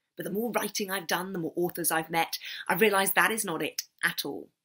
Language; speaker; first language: English; native; English